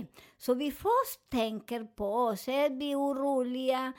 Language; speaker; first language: Swedish; non-native, learner; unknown